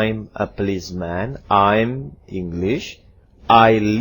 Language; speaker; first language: English; non-native, fluent; Indonesian